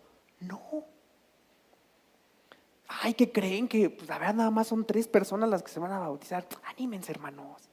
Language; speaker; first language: Spanish; native; Spanish